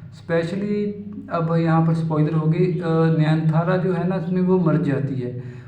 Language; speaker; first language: Hindi; native; Hindi